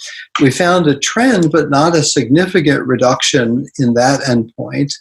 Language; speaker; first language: English; native; English